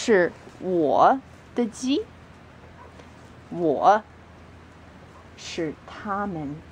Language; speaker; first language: Chinese; non-native, fluent; English